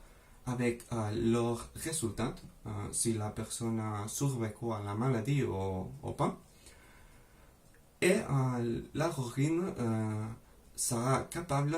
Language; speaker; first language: French; non-native, fluent; Spanish